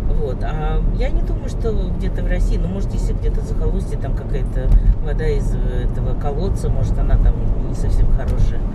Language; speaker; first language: Russian; native; Russian